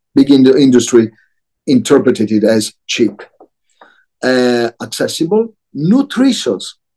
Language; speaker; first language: English; non-native, fluent; Italian